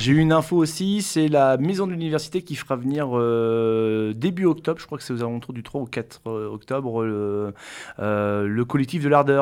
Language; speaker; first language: French; native; French